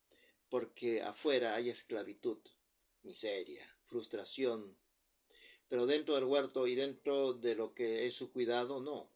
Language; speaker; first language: Spanish; native; Spanish